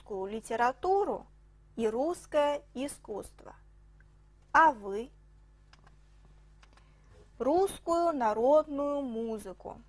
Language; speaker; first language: Russian; non-native, fluent; Chinese